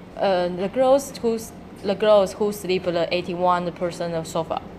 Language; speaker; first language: English; non-native, learner; Chinese